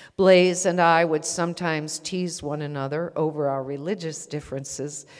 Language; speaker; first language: English; native; English